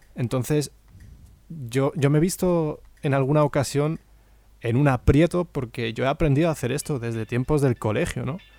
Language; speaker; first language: Spanish; native; Spanish